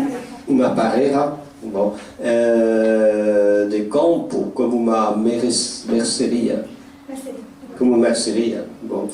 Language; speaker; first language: Portuguese; non-native, fluent; French